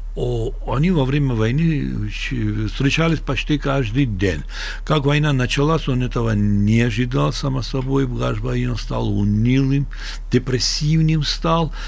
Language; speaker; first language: Russian; non-native, local second language; Georgian